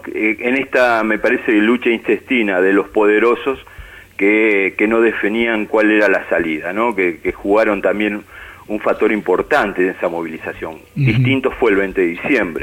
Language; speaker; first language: Spanish; native; Spanish